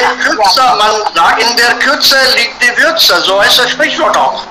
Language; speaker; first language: German; non-native, fluent; Hindi